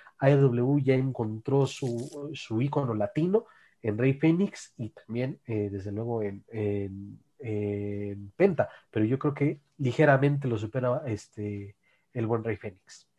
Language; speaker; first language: Spanish; native; Spanish